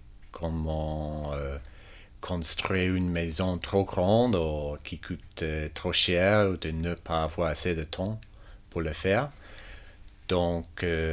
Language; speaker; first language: French; non-native, fluent; English